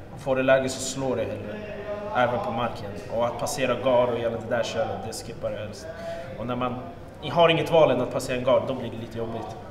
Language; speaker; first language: Swedish; early bilingual, other home language; Russian